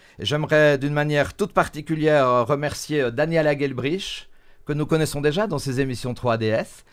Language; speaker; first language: French; native; French